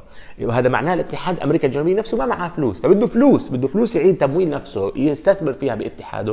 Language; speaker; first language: Arabic; native; Arabic